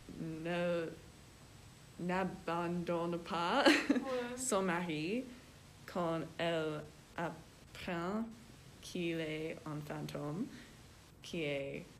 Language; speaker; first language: French; non-native, learner; English